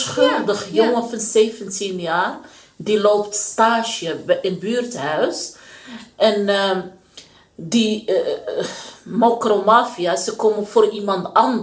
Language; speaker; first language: Dutch; non-native, learner; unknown